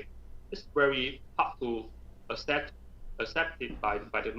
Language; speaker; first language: English; non-native, learner; Chinese